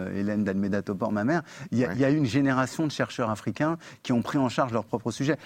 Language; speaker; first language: French; native; French